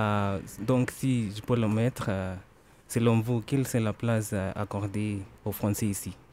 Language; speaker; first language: French; non-native, learner; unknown